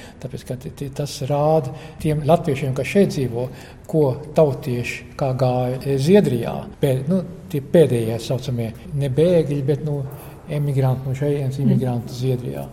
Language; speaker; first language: Latvian; early bilingual, heritage; Latvian